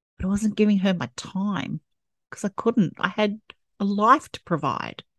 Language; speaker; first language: English; native; English